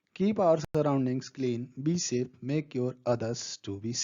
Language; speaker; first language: English; non-native, local second language; Hindi